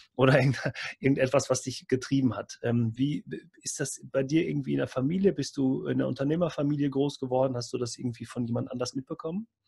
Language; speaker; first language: German; native; German